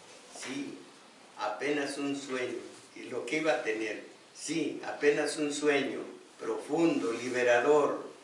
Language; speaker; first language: Spanish; native; Spanish